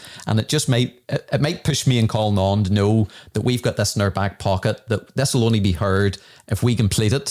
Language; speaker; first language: English; native; English